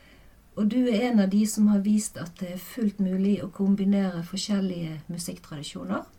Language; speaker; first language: Norwegian; native; Norwegian